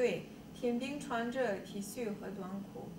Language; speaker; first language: Chinese; non-native, fluent; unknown